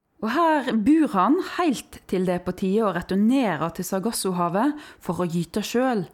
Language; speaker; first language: Norwegian; native; Norwegian